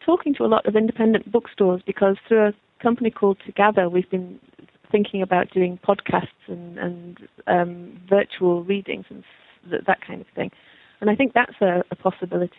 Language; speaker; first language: English; native; English